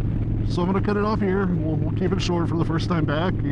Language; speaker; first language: English; native; English